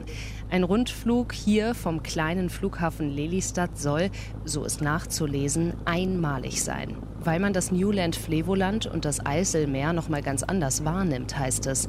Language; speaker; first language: German; native; German